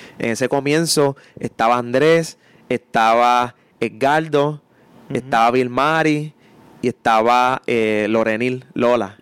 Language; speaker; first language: Spanish; native; Spanish